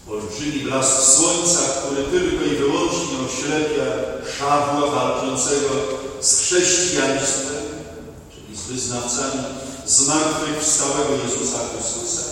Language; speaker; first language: Polish; native; Polish